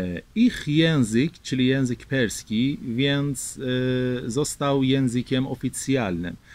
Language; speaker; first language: Polish; non-native, fluent; Persian